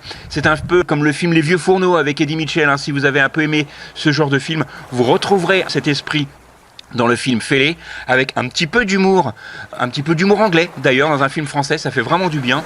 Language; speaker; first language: French; native; French